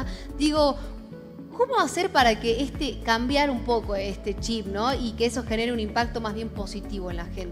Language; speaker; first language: Spanish; native; Spanish